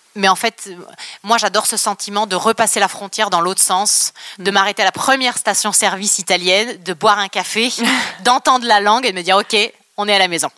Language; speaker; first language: French; native; French